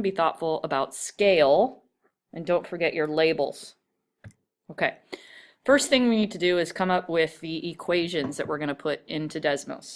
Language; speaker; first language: English; native; English